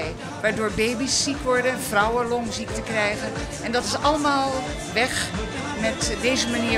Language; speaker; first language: Dutch; native; Dutch